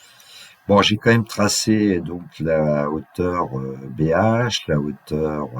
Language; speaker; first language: French; native; French